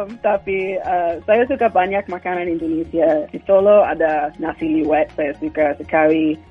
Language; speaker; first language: Indonesian; non-native, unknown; English